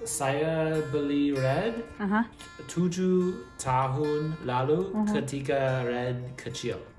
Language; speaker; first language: Indonesian; non-native, learner; English